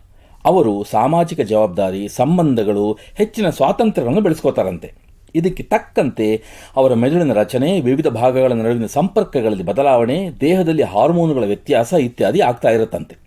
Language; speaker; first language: Kannada; native; Kannada